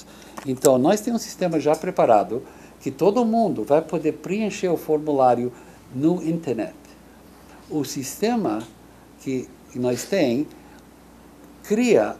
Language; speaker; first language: Portuguese; non-native, fluent; English